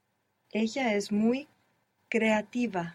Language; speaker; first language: Spanish; non-native, learner; English